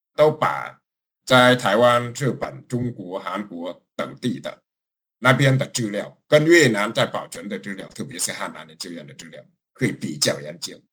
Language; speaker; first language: Chinese; non-native, fluent; Vietnamese